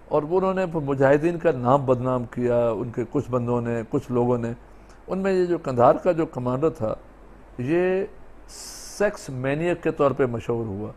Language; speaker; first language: Urdu; non-native, local second language; Sindhi